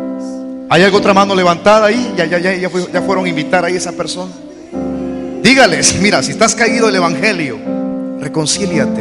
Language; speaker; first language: Spanish; native; Spanish